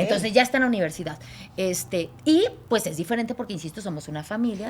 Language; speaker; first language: Spanish; native; Spanish